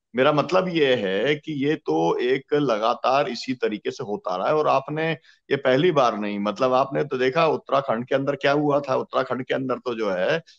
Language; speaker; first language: Hindi; native; Hindi